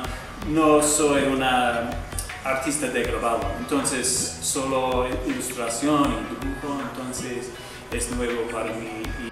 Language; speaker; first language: Spanish; non-native, learner; English